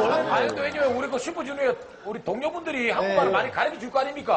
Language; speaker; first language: Korean; native; Korean